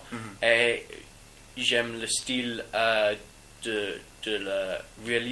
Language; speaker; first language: French; non-native, learner; English